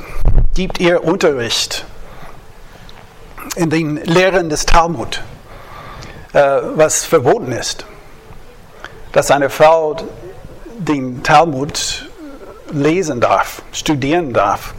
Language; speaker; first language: German; non-native, fluent; English